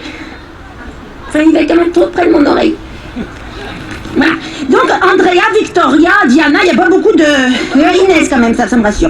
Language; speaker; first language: French; native; French